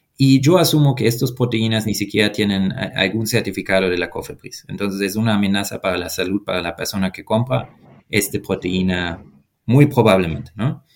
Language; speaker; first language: Spanish; non-native, fluent; German